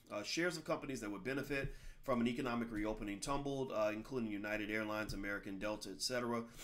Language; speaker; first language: English; native; English